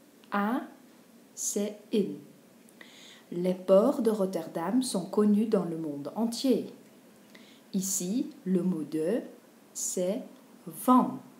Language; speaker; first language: French; non-native, fluent; Dutch